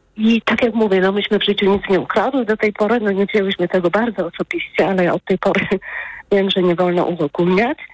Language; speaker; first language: Polish; native; Polish